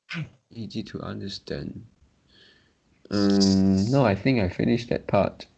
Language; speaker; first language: English; non-native, local second language; Chinese